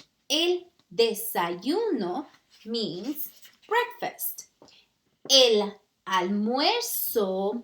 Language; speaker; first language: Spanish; early bilingual, heritage; Spanish